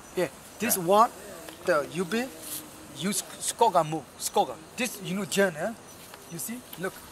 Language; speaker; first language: English; non-native, learner; Burmese